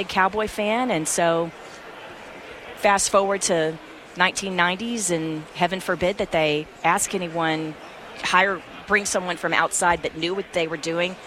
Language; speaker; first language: English; native; English